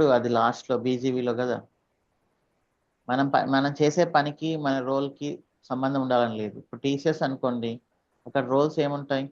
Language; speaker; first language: Telugu; native; Telugu